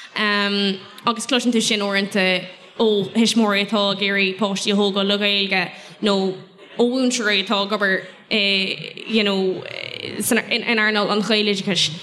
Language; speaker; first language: Irish; non-native, local second language; English